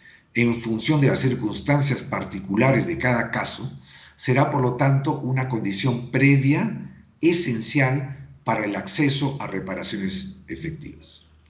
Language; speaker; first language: Spanish; native; Spanish